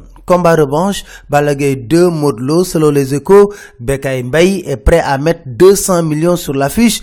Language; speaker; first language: French; non-native, local second language; Wolof